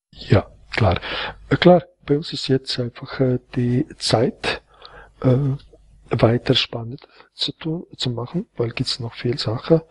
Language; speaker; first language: German; non-native, fluent; Croatian